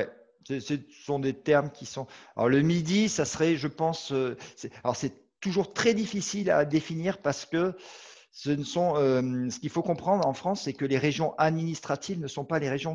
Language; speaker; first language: French; native; French